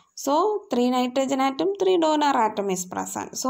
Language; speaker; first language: English; non-native, local second language; Tamil